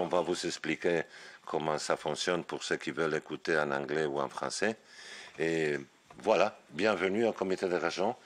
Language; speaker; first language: French; non-native, fluent; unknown